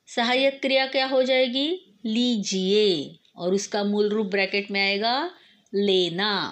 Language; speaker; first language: Hindi; non-native, local second language; Marathi